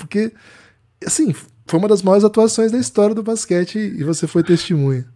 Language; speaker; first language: Portuguese; native; Portuguese